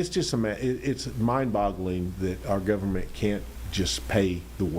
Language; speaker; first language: English; native; English